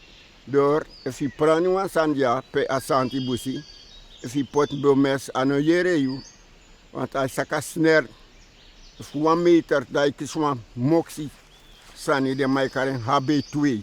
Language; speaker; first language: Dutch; non-native, local second language; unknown